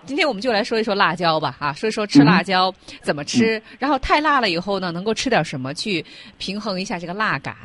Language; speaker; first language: Chinese; native; Chinese